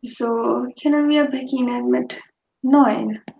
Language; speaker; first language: German; non-native, fluent; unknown